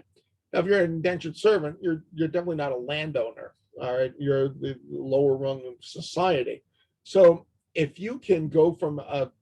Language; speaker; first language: English; native; English